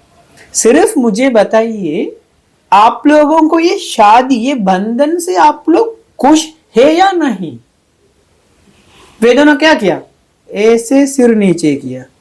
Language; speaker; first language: Hindi; non-native, fluent; Sinhala